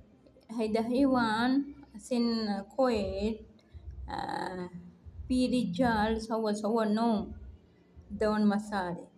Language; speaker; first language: Arabic; non-native, learner; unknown